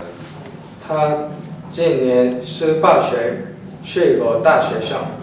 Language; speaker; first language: Chinese; non-native, learner; Korean